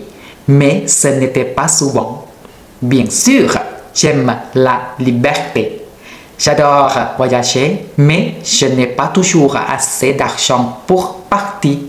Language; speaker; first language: French; non-native, learner; Thai